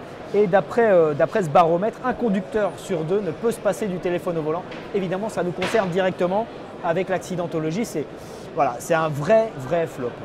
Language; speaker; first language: French; native; French